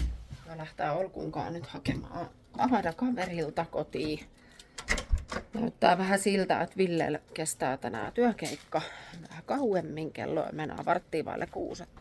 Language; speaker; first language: Finnish; native; Finnish